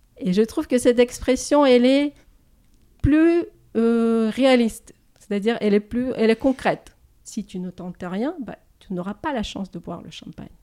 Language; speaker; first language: French; non-native, fluent; Russian